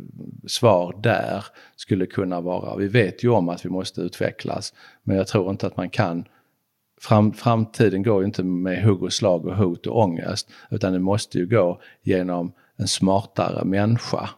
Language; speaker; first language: Swedish; native; Swedish